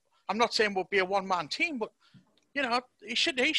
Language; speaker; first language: English; native; English